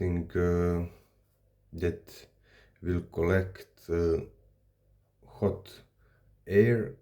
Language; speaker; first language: English; non-native, learner; Serbian